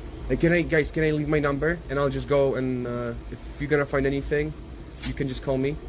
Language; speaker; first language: English; non-native, fluent; Polish